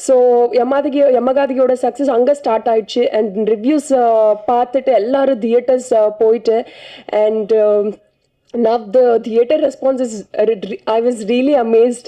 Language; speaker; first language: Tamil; non-native, fluent; Telugu